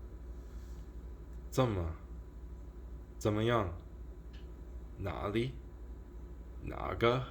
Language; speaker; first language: Chinese; non-native, learner; English